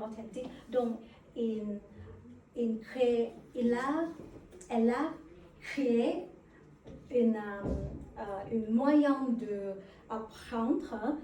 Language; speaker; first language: French; non-native, learner; Vietnamese